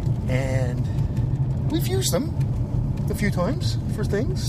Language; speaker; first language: English; native; English